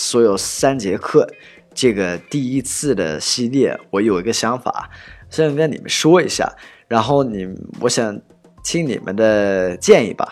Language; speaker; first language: Chinese; non-native, fluent; English